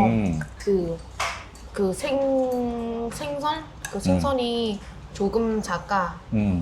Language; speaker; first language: Korean; non-native, learner; Vietnamese